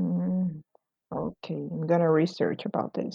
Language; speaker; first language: English; non-native, fluent; Portuguese